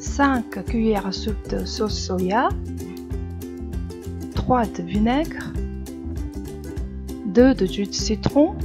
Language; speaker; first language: French; non-native, fluent; Korean